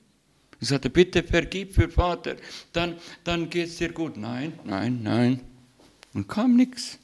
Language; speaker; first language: German; non-native, learner; Russian